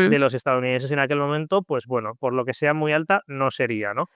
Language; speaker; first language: Spanish; native; Spanish